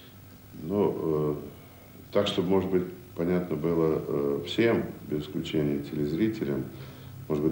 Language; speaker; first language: Russian; native; Russian